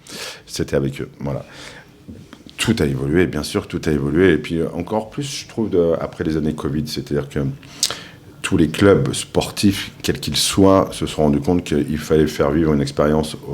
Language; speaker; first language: French; native; French